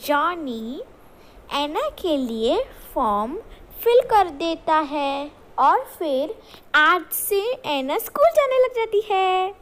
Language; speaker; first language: Hindi; native; Hindi